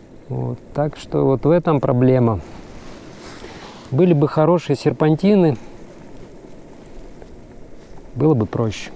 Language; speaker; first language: Russian; native; Russian